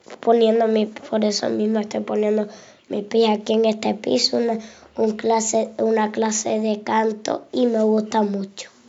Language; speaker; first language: Spanish; early bilingual, other home language; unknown